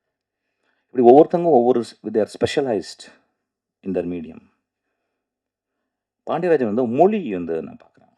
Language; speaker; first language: Tamil; native; Tamil